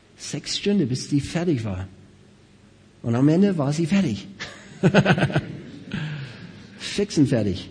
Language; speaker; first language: German; non-native, fluent; English